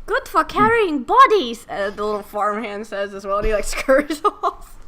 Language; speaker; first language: English; native; English